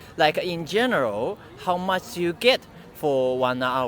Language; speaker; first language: English; non-native, fluent; Japanese